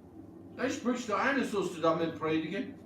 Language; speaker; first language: German; early bilingual, heritage; English